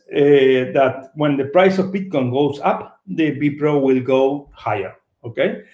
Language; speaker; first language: English; non-native, fluent; Spanish